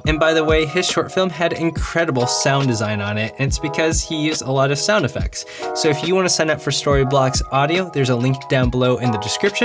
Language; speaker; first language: English; native; English